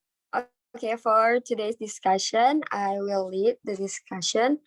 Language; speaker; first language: English; non-native, learner; Indonesian